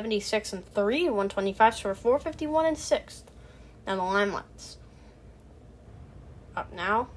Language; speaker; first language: English; native; English